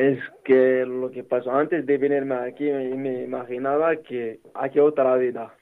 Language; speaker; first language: Spanish; non-native, learner; Arabic